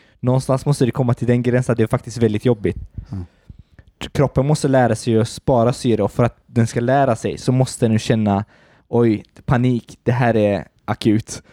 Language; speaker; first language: Swedish; early bilingual, other home language; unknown